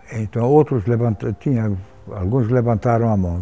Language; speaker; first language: Portuguese; non-native, fluent; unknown